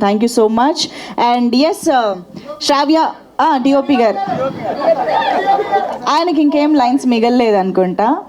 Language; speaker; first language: Telugu; native; Telugu